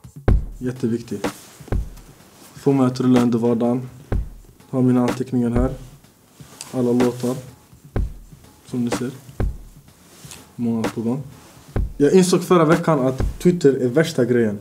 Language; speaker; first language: Swedish; early bilingual, other home language; Bosnian